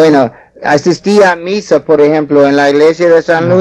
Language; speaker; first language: Spanish; non-native, fluent; English